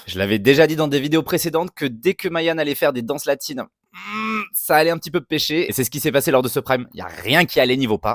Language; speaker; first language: French; native; French